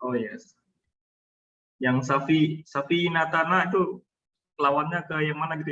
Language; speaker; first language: Indonesian; native; Indonesian